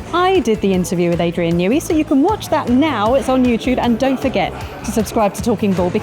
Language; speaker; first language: English; native; English